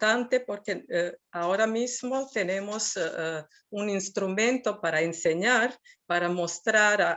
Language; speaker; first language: Spanish; non-native, fluent; Serbian